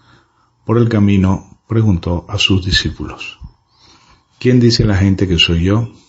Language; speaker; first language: Spanish; native; Spanish